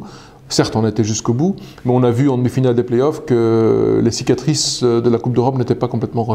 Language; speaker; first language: French; native; French